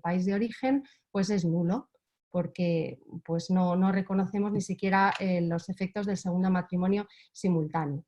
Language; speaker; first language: Spanish; native; Spanish